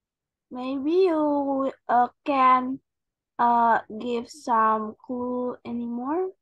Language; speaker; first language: English; non-native, learner; Indonesian